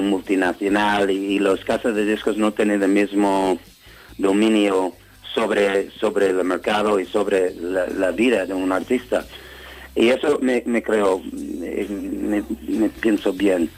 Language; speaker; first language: Spanish; non-native, learner; English